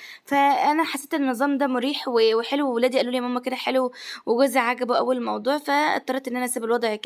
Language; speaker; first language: Arabic; native; Arabic